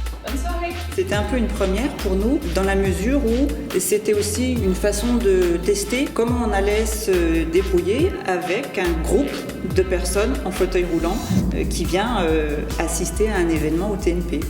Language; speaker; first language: French; native; French